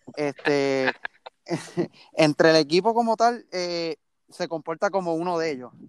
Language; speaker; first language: Spanish; native; Spanish